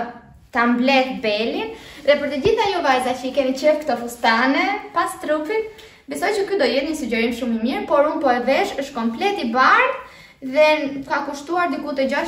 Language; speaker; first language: Albanian; early bilingual, heritage; Albanian